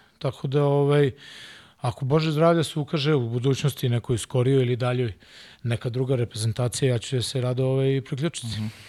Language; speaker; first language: Serbian; non-native, local second language; Hungarian